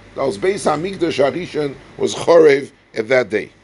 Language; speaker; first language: English; native; English